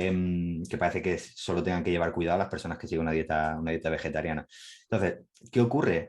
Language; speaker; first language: Spanish; native; Spanish